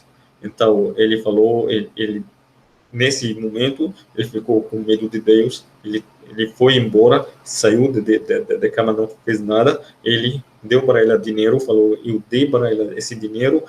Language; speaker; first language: Portuguese; non-native, fluent; Arabic